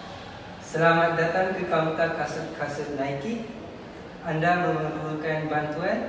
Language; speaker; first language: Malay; non-native, learner; Japanese